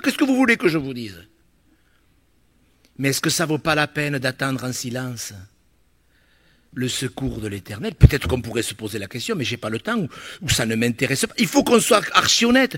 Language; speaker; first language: French; native; French